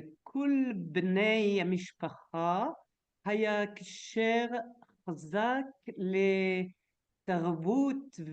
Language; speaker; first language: Hebrew; non-native, learner; French